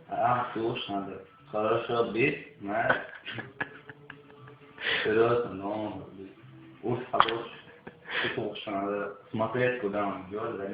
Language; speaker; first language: Russian; non-native, local second language; Chechen